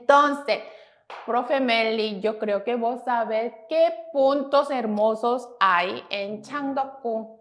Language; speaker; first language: Spanish; non-native, fluent; Korean